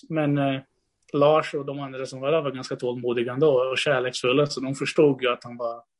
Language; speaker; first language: Swedish; early bilingual, other home language; Portuguese